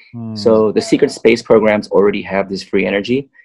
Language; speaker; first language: English; native; English